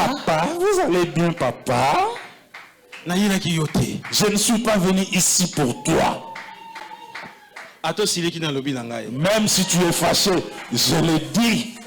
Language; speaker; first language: French; non-native, local second language; Lingala